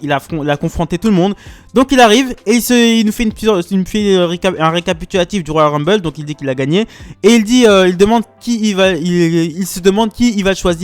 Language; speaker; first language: French; native; French